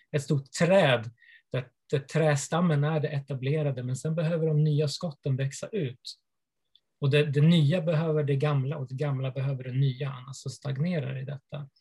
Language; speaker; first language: Swedish; native; Swedish